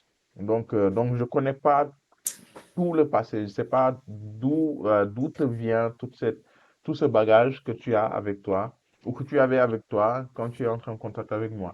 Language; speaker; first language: French; non-native, fluent; Portuguese